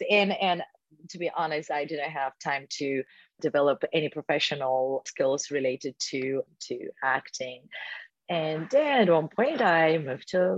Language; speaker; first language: English; non-native, fluent; Bulgarian